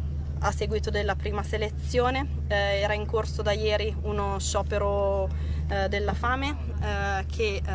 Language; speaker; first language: Italian; native; Italian